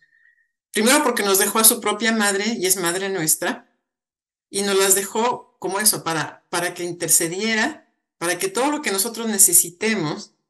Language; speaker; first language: Spanish; native; Spanish